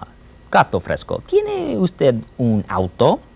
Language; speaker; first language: Spanish; non-native, fluent; English